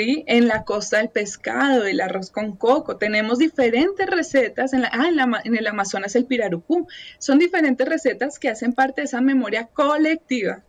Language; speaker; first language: Spanish; native; Spanish